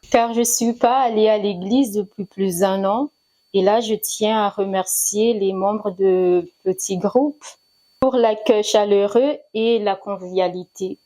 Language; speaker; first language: French; non-native, local second language; Malagasy